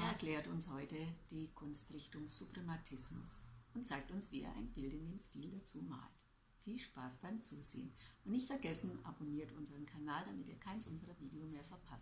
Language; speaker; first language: German; native; German